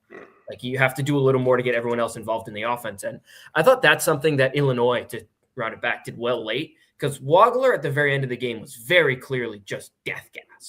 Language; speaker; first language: English; native; English